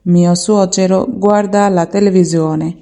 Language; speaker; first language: Italian; non-native, fluent; Bangla